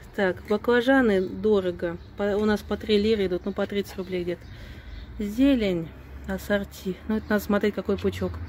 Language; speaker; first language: Russian; native; Russian